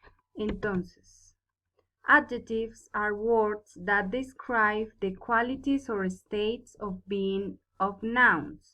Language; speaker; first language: English; non-native, fluent; Spanish